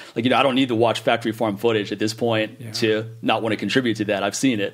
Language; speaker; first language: English; native; English